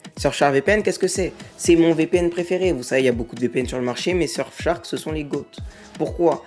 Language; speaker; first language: French; native; French